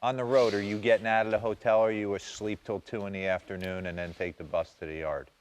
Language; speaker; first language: English; native; English